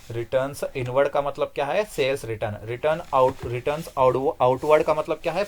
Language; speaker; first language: Hindi; non-native, local second language; Kannada